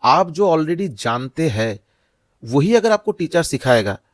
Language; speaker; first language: Hindi; non-native, local second language; Assamese